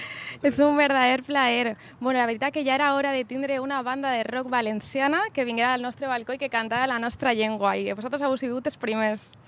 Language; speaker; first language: Catalan; native; Catalan